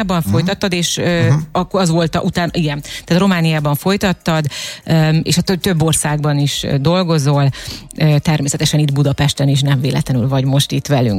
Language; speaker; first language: Hungarian; native; Hungarian